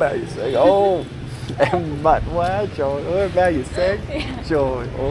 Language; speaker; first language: Vietnamese; non-native, learner; English